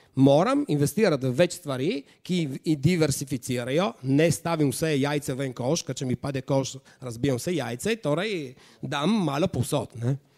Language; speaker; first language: Slovenian; native; Slovenian